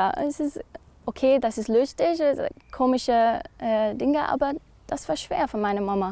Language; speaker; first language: German; non-native, learner; English